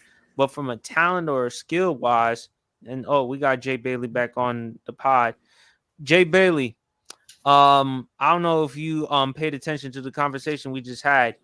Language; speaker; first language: English; native; English